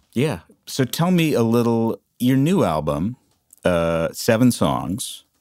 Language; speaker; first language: English; native; English